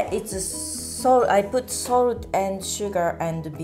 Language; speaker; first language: English; non-native, learner; Japanese